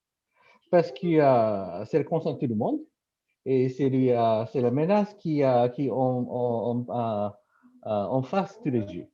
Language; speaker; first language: French; non-native, fluent; Japanese